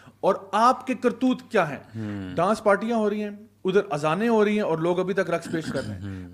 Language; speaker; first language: Urdu; native; Urdu